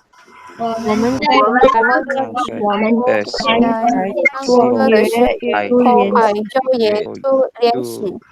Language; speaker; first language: Chinese; non-native, learner; Indonesian